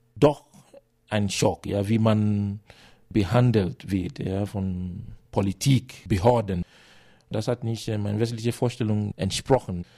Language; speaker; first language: German; non-native, fluent; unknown